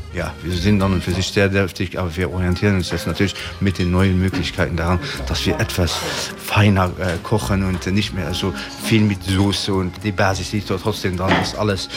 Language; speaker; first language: German; non-native, local second language; Luxembourgish